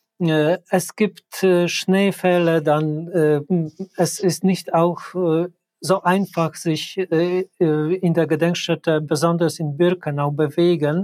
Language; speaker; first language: German; non-native, fluent; Polish